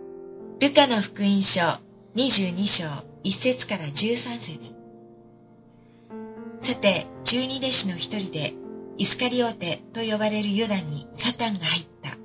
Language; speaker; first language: Japanese; native; Japanese